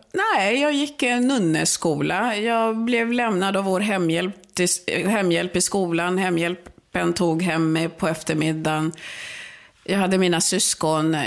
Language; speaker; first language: Swedish; early bilingual, other home language; Swahili